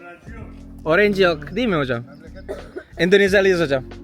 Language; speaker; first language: Turkish; non-native, fluent; Indonesian